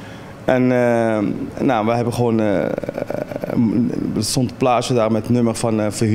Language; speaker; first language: Dutch; non-native, fluent; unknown